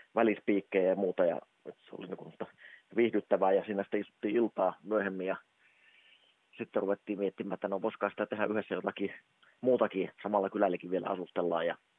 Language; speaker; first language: Finnish; native; Finnish